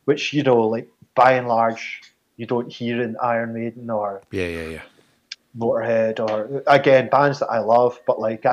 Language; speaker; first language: English; native; English